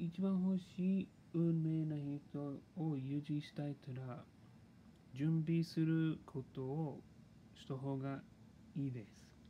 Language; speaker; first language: Japanese; non-native, learner; English